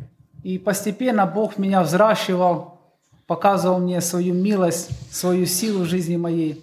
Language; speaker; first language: Polish; non-native, learner; Russian